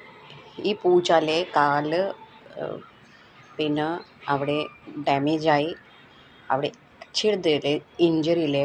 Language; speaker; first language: Malayalam; non-native, learner; Hindi